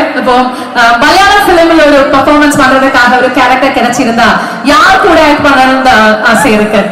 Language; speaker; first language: Tamil; non-native, local second language; Malayalam